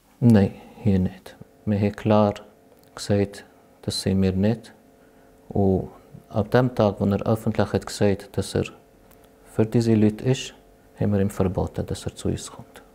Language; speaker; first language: German; non-native, fluent; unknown